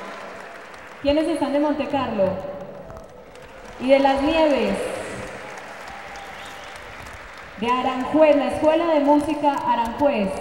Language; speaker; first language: Spanish; native; Spanish